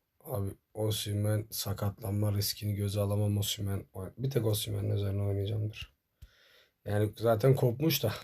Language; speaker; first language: Turkish; native; Turkish